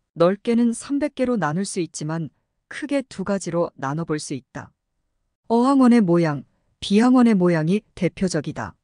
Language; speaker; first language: Korean; native; Korean